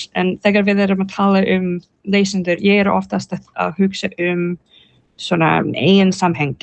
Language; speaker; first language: Icelandic; non-native, learner; English